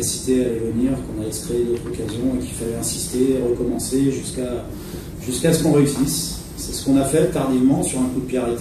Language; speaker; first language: French; native; French